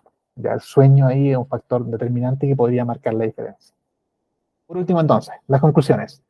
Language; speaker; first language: Spanish; native; Spanish